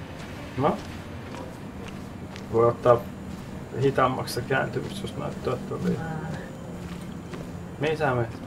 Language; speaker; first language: Finnish; native; Finnish